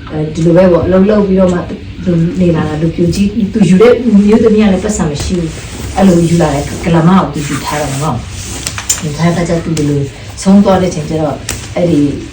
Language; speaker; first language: Burmese; non-native, local second language; Thado Chin